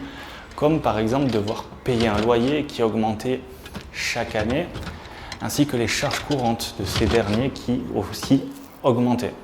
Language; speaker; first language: French; native; French